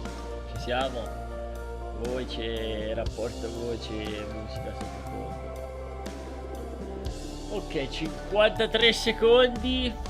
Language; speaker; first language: Italian; native; Italian